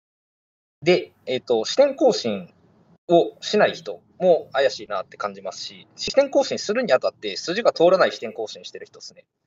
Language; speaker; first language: Japanese; native; Japanese